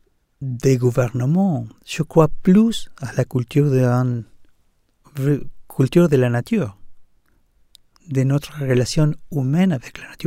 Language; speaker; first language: French; non-native, learner; Spanish